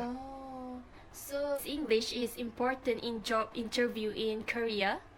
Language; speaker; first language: English; non-native, fluent; Malay